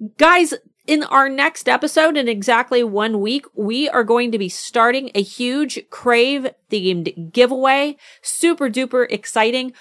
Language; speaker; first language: English; native; English